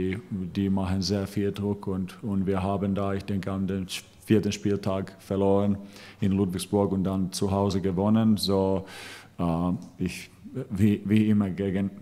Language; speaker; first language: German; non-native, fluent; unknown